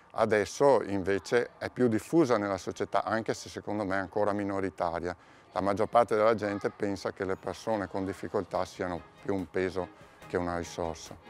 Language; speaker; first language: Italian; native; Italian